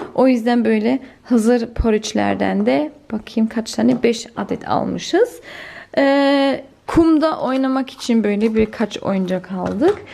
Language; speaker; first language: Turkish; early bilingual, heritage; Turkish